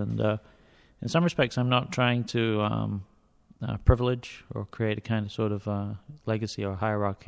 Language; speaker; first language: English; native; English